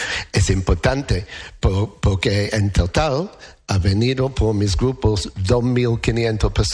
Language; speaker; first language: Spanish; non-native, learner; English